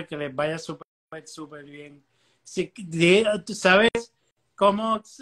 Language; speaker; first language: Spanish; native; Spanish